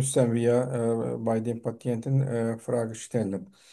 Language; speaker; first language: German; non-native, fluent; Turkish